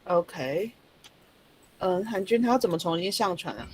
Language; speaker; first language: Chinese; native; Chinese